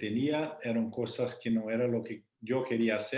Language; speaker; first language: Spanish; non-native, fluent; Portuguese